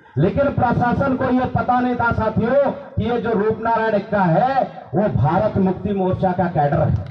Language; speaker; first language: Hindi; non-native, local second language; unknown